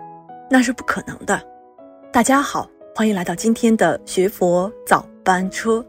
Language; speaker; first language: Chinese; native; Chinese